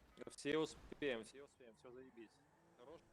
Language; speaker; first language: Russian; native; Russian